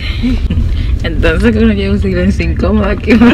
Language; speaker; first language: Spanish; native; Spanish